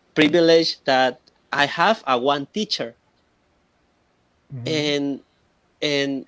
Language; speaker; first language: English; non-native, learner; Spanish